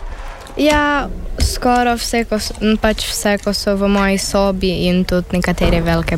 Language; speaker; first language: Slovenian; early bilingual, heritage; Slovenian